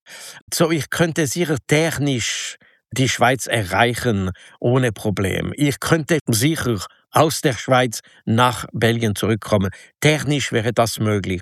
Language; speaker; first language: German; non-native, local second language; French